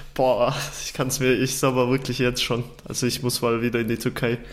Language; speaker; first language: German; early bilingual, other home language; Turkish